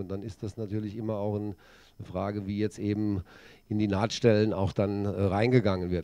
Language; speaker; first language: German; native; German